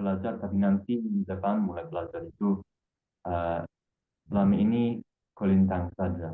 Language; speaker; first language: Indonesian; non-native, fluent; English